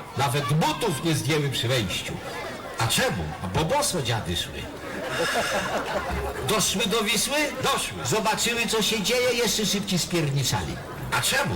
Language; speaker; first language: Polish; native; Polish